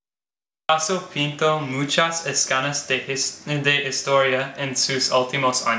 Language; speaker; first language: Spanish; non-native, learner; English